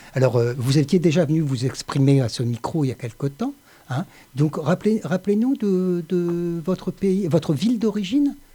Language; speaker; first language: French; native; French